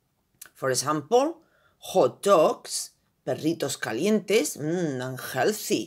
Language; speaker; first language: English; non-native, fluent; Spanish